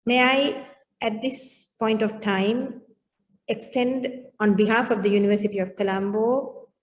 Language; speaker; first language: English; non-native, local second language; Sinhala